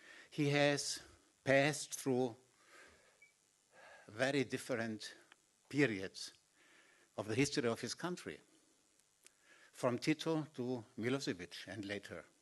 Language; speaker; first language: English; non-native, fluent; German